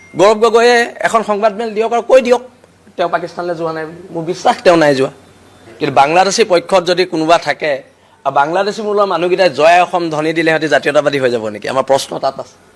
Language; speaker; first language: Assamese; native; Assamese